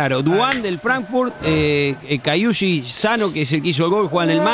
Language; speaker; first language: Spanish; native; Spanish